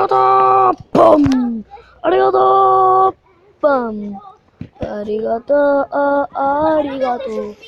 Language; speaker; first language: Spanish; native; Spanish